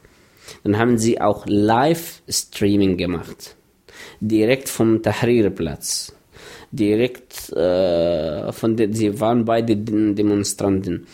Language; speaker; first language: German; non-native, fluent; Arabic